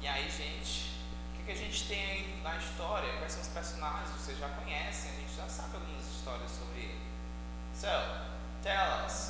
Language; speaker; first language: Portuguese; native; Portuguese